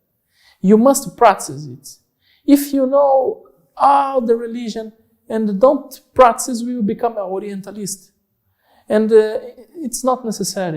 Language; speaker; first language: English; non-native, learner; Portuguese